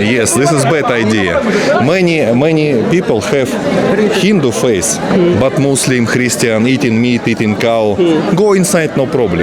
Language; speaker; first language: English; non-native, learner; Russian